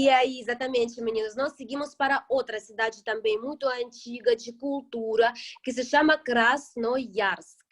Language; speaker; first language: Portuguese; non-native, fluent; Russian